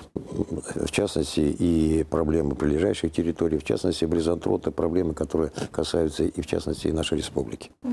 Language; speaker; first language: Russian; native; Russian